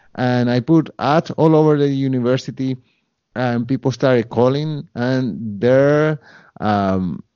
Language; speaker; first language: English; non-native, fluent; Spanish